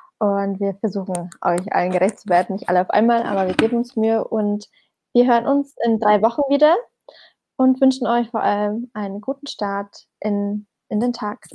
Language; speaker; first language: German; early bilingual, other home language; Persian